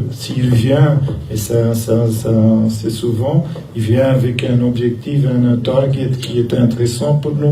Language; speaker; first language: French; non-native, local second language; Dutch